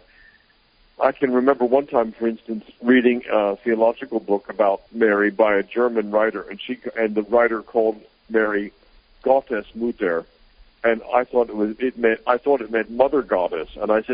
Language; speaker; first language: English; native; English